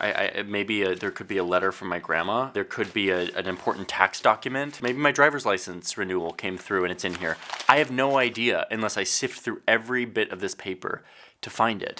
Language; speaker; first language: English; native; English